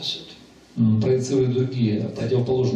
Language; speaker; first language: Russian; native; Russian